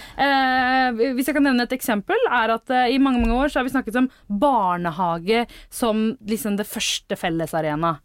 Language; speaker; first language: Norwegian; early bilingual, other home language; Tamil